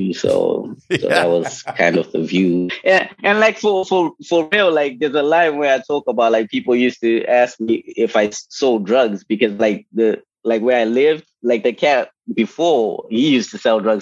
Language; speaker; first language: English; non-native, local second language; Shona